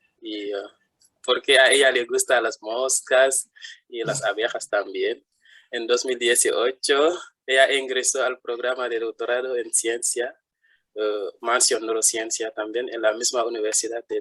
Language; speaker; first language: Spanish; non-native, fluent; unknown